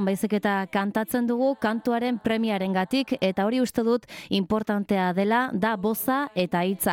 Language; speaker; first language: Basque; native; Basque